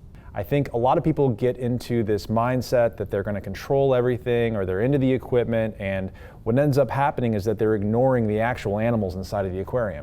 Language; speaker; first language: English; native; English